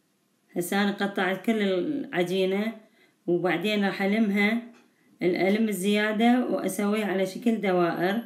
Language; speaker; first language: Arabic; native; Arabic